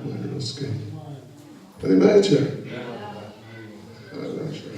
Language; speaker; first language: Russian; non-native, learner; English